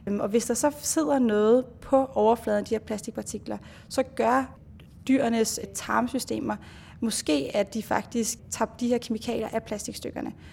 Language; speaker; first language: Danish; native; Danish